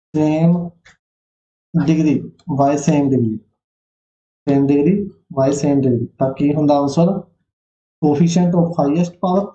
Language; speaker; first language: Hindi; non-native, local second language; Punjabi